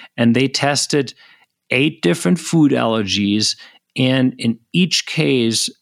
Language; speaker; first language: English; non-native, fluent; German